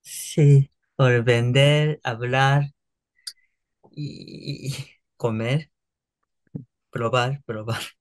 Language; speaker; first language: Spanish; non-native, learner; Japanese